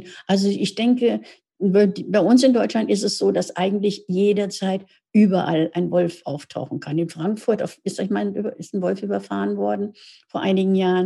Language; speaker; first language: German; native; German